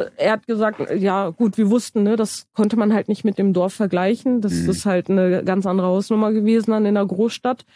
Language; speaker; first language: German; early bilingual, other home language; Turkish